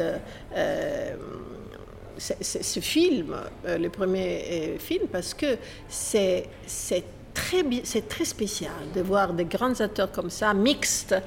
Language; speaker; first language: French; non-native, fluent; Italian